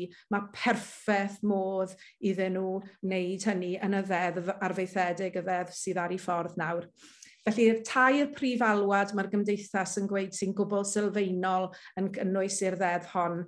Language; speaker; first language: Welsh; native; Welsh